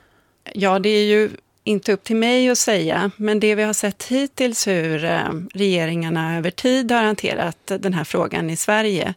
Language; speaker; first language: Swedish; native; Swedish